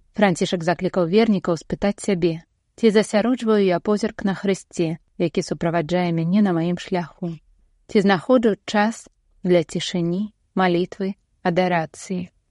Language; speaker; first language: Belarusian; native; Belarusian